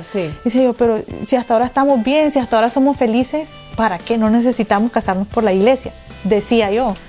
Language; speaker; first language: Spanish; native; Spanish